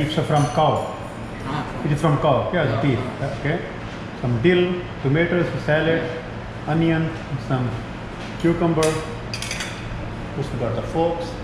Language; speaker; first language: English; non-native, local second language; Urdu